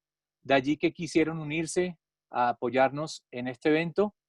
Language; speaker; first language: Spanish; native; Spanish